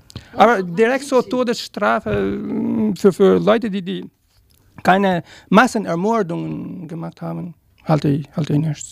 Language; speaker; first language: German; non-native, fluent; Serbian